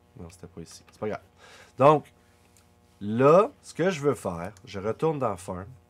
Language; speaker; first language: French; native; French